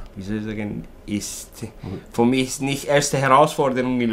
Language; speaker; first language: German; non-native, learner; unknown